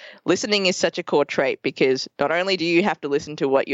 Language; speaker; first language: English; native; English